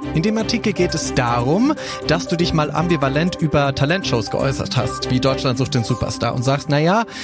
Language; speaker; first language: German; native; German